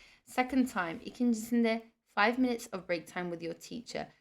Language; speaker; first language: English; non-native, fluent; Turkish